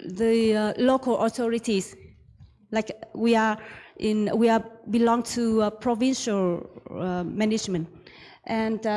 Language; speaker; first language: English; non-native, learner; Vietnamese